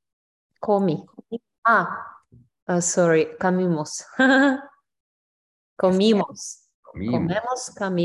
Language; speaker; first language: Spanish; non-native, learner; English